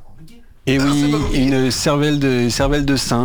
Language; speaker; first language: French; native; French